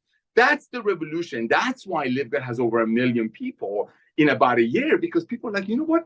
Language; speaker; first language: English; native; English